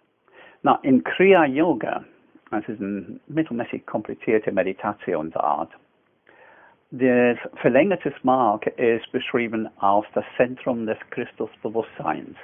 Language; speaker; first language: German; non-native, fluent; English